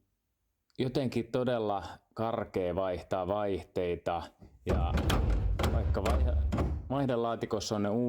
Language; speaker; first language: Finnish; native; Finnish